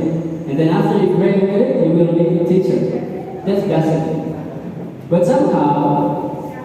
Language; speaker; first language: English; non-native, learner; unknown